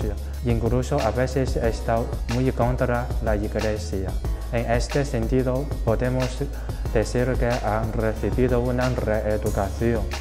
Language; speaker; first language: Spanish; non-native, local second language; Chinese